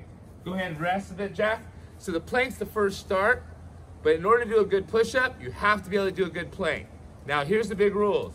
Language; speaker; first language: English; native; English